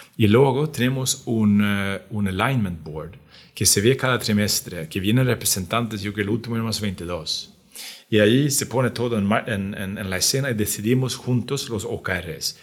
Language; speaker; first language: Spanish; non-native, fluent; Swedish